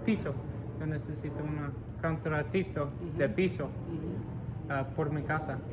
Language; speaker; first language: Spanish; non-native, learner; English